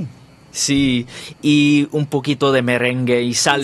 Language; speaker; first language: Spanish; non-native, learner; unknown